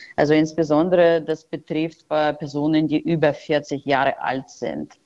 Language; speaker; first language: German; non-native, fluent; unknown